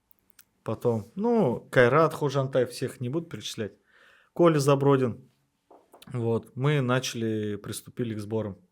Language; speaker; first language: Russian; native; Russian